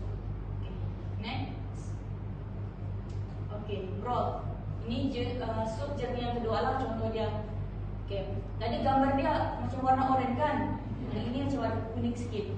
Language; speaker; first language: Malay; native; Malay